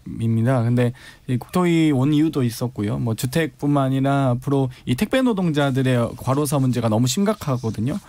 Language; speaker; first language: Korean; native; Korean